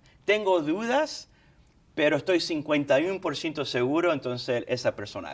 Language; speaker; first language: Spanish; early bilingual, other home language; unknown